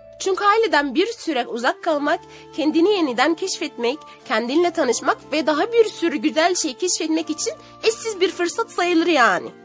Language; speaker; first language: Turkish; non-native, fluent; Arabic